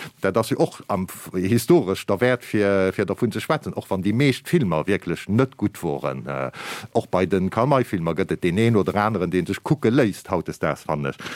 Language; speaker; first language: Luxembourgish; native; Luxembourgish